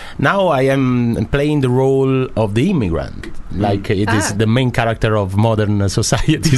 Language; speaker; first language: English; non-native, fluent; Italian